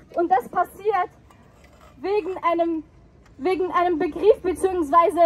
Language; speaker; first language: German; non-native, fluent; Persian